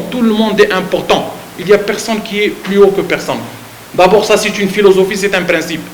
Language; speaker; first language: French; non-native, fluent; Arabic